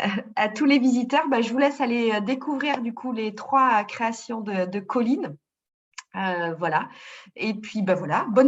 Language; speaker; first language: French; native; French